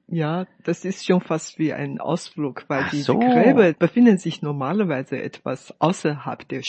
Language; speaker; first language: German; non-native, fluent; Chinese